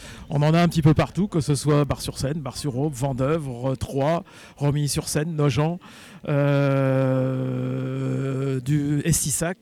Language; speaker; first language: French; native; French